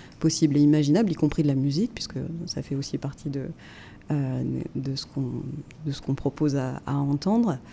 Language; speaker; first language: French; native; French